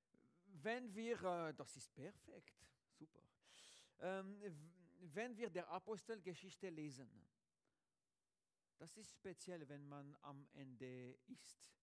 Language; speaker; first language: German; non-native, learner; French